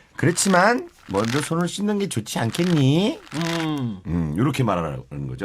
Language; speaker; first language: Korean; native; Korean